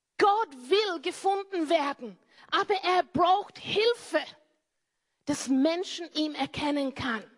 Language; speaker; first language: German; non-native, fluent; English